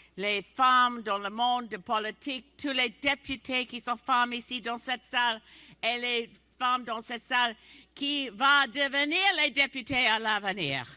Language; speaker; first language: French; non-native, local second language; English